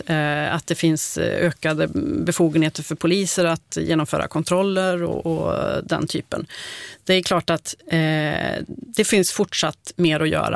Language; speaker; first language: Swedish; native; Swedish